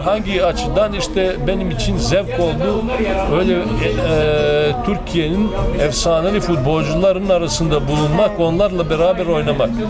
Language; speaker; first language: Turkish; non-native, fluent; Serbian